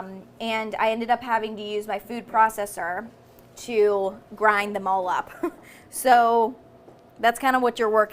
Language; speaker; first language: English; native; English